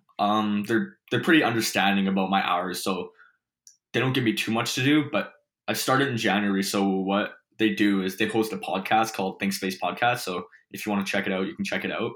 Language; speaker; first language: English; early bilingual, other home language; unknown